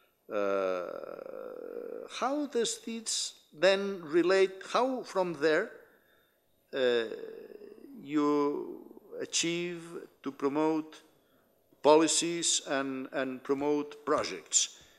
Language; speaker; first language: English; non-native, fluent; Spanish